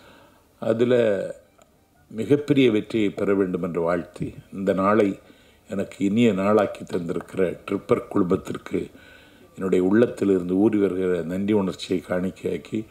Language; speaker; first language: Tamil; native; Tamil